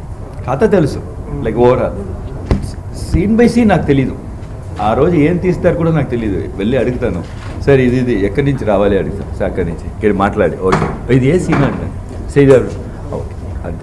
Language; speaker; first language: Telugu; non-native, local second language; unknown